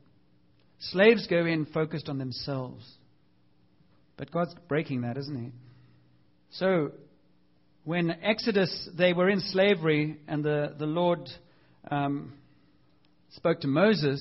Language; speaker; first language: English; native; English